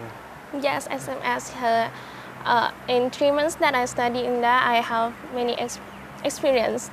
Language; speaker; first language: English; non-native, learner; Thai